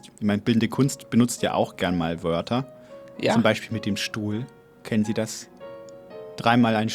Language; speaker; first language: German; native; German